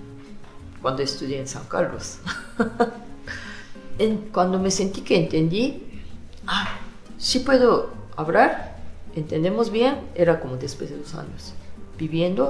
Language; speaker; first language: Spanish; non-native, fluent; Japanese